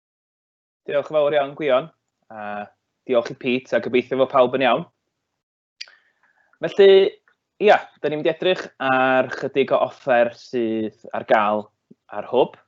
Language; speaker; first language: Welsh; native; Welsh